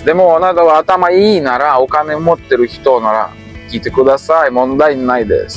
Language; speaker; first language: Japanese; non-native, learner; Russian